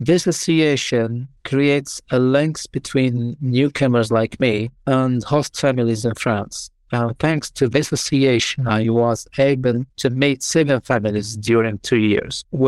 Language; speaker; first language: English; non-native, fluent; Arabic